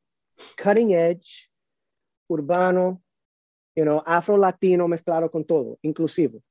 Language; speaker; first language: Spanish; early bilingual, heritage; Spanish